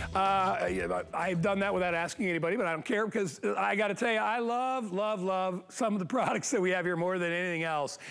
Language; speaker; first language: English; native; English